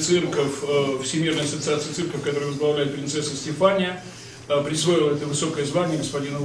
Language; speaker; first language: Russian; native; Russian